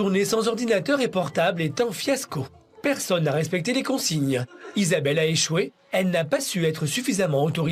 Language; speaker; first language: French; native; French